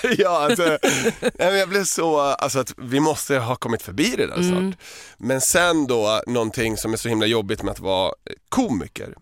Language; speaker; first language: Swedish; early bilingual, other home language; Serbian